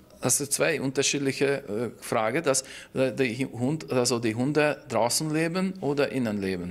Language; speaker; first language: German; non-native, fluent; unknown